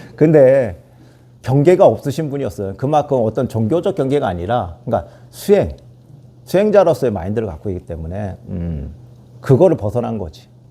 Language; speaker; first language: Korean; native; Korean